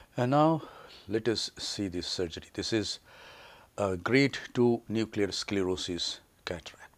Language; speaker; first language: English; non-native, local second language; Bangla